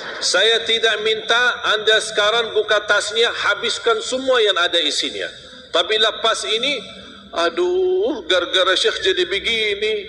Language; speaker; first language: Malay; non-native, fluent; Arabic